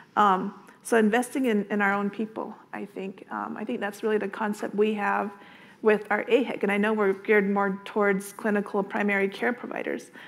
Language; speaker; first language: English; native; English